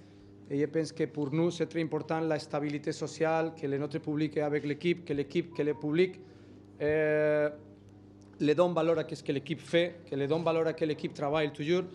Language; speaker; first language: French; non-native, learner; Spanish